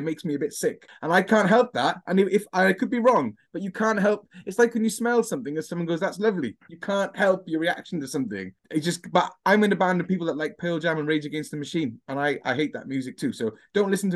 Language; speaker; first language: English; native; English